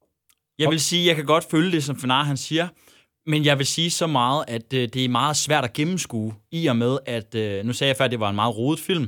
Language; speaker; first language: Danish; native; Danish